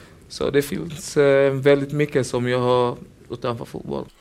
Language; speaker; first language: Swedish; non-native, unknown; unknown